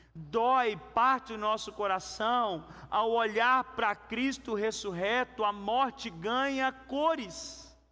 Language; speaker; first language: Portuguese; native; Portuguese